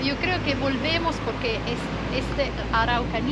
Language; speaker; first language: Spanish; non-native, learner; Italian